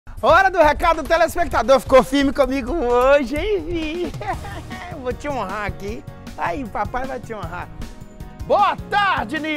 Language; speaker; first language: Portuguese; native; Portuguese